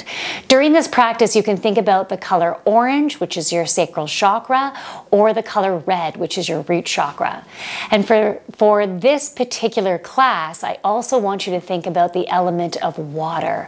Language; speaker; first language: English; native; English